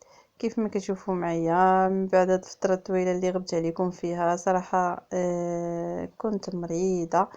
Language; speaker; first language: Arabic; native; Arabic